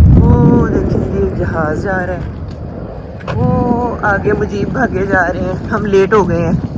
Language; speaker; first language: Urdu; native; Urdu